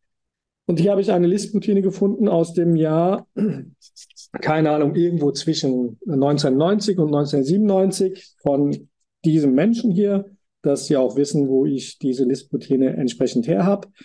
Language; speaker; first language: German; native; German